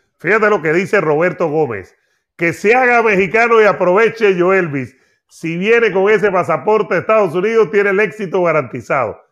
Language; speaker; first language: Spanish; native; Spanish